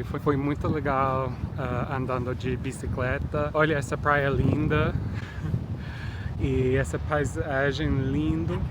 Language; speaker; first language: Portuguese; non-native, fluent; English